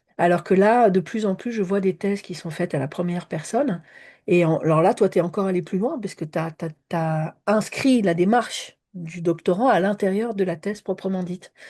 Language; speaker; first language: French; native; French